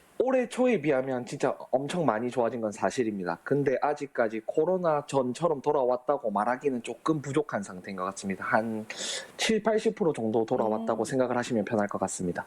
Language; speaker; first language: Korean; native; Korean